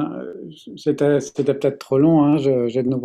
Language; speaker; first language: French; non-native, fluent; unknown